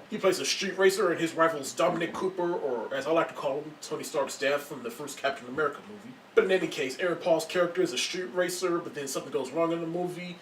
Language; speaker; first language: English; native; English